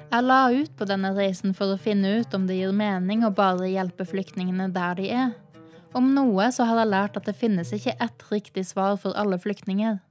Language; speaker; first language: Norwegian; native; Norwegian